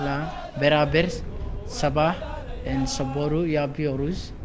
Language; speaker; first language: Turkish; non-native, learner; Somali